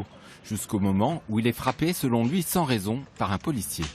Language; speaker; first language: French; native; French